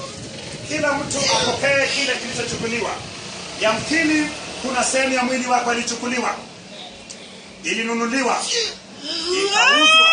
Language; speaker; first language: Swahili; non-native, local second language; Luo (Kenya and Tanzania)